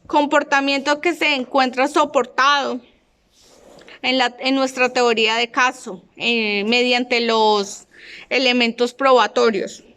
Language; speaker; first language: Spanish; native; Spanish